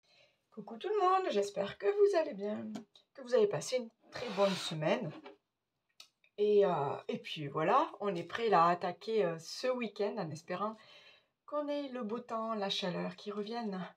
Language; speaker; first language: French; native; French